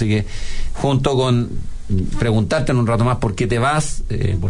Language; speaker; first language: Spanish; native; Spanish